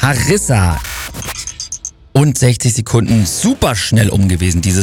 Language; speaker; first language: German; native; German